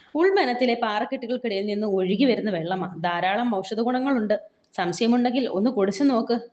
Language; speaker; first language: Malayalam; native; Malayalam